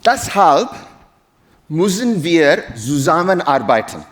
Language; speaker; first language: German; non-native, learner; English